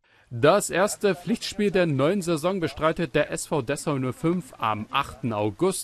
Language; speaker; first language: German; native; German